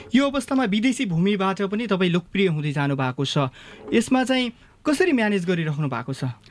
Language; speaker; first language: Nepali; native; Nepali